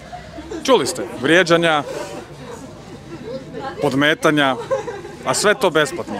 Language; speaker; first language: Croatian; native; Croatian